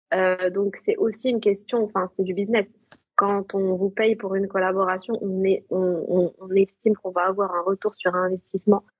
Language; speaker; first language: French; non-native, local second language; Arabic